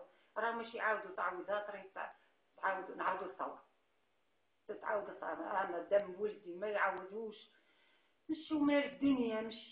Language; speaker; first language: Arabic; native; Arabic